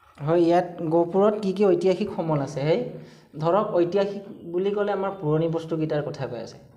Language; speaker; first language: Assamese; non-native, local second language; Mising